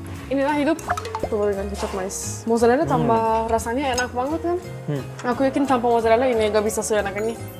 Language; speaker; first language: Indonesian; non-native, fluent; Turkish